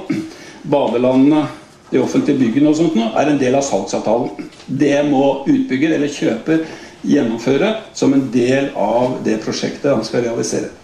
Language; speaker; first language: Norwegian; native; Norwegian